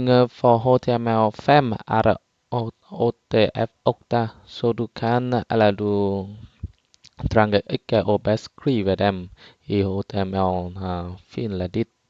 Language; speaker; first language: Norwegian; non-native, fluent; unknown